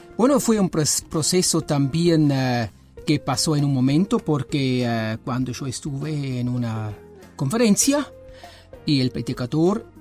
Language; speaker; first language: Spanish; non-native, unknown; German